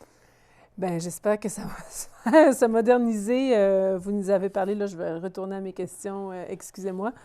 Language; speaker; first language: French; native; French